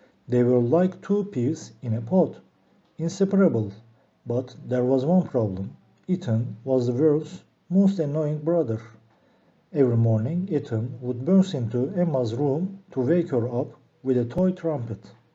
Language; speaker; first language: English; non-native, fluent; Turkish